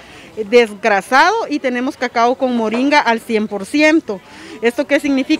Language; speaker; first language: Spanish; native; Spanish